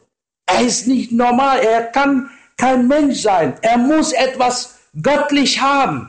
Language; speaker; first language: German; non-native, learner; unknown